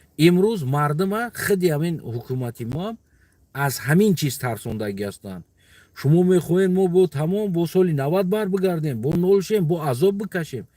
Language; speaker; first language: Tajik; native; Tajik